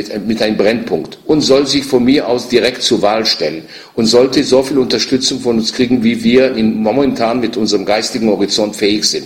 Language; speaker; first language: German; native; German